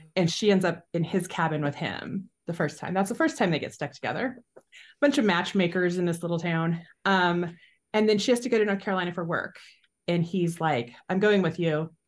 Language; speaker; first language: English; native; English